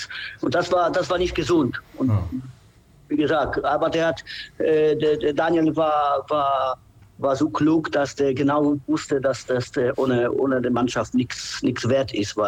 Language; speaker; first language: German; non-native, fluent; Polish